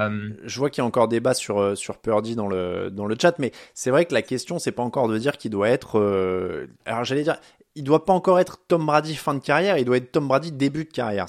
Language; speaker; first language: French; native; French